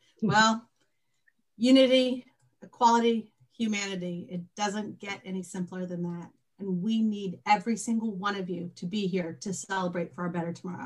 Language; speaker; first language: English; native; English